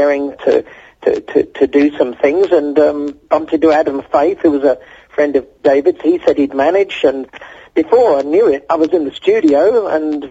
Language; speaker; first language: English; native; English